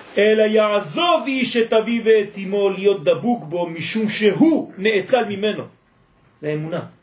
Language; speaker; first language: Hebrew; non-native, fluent; French